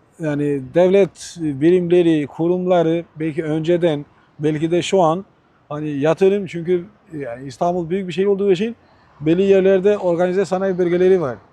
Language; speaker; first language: Turkish; non-native, fluent; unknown